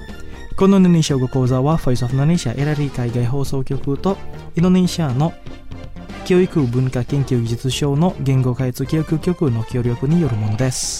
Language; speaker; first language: Japanese; non-native, fluent; Indonesian